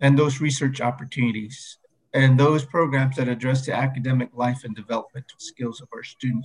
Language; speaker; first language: English; early bilingual, other home language; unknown